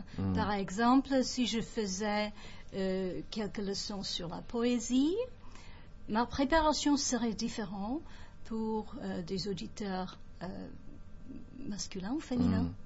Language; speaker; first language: French; non-native, fluent; English